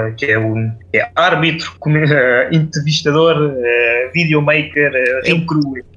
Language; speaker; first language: Portuguese; non-native, fluent; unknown